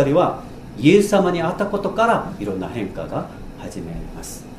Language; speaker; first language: Japanese; non-native, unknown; Korean